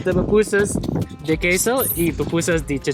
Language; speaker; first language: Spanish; non-native, learner; English